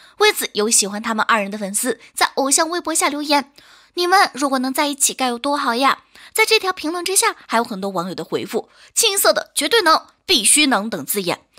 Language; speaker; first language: Chinese; native; Chinese